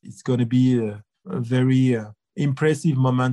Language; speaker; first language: English; non-native, fluent; French